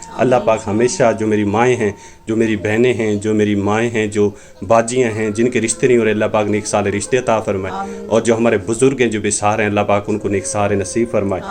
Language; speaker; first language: Urdu; non-native, local second language; Punjabi